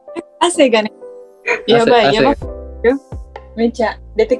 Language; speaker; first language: Japanese; non-native, fluent; Indonesian